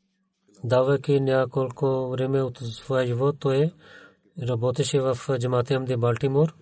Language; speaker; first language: Bulgarian; non-native, learner; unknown